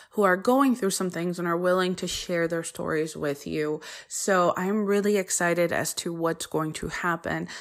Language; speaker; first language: English; early bilingual, other home language; Polish